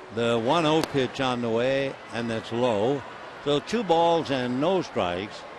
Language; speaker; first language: English; native; English